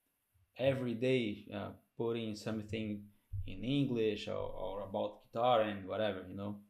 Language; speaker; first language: English; non-native, learner; Portuguese